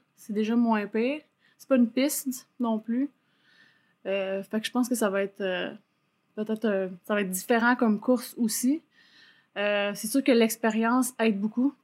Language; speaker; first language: French; native; French